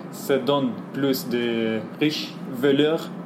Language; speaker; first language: French; non-native, learner; Arabic